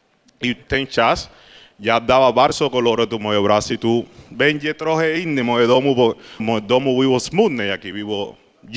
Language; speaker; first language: Polish; non-native, learner; Spanish